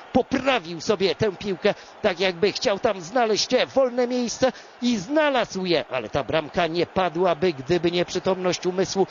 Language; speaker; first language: Polish; native; Polish